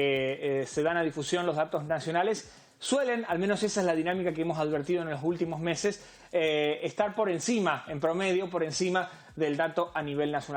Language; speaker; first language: Spanish; native; Spanish